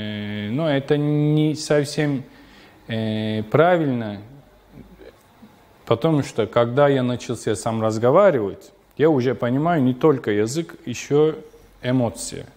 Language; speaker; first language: Russian; non-native, learner; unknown